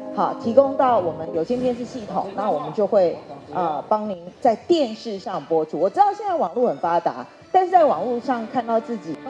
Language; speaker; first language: Chinese; native; Chinese